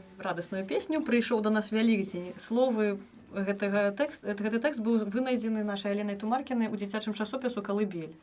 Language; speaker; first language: Belarusian; native; Belarusian